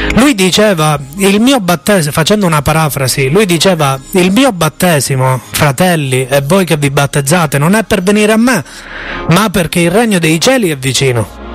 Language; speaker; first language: Italian; native; Italian